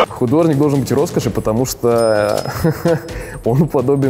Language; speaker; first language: Russian; native; Russian